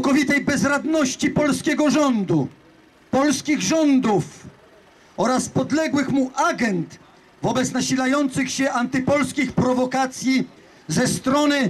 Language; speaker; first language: Polish; native; Polish